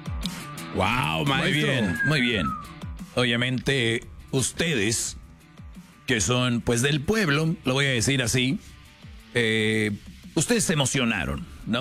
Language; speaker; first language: Spanish; native; Spanish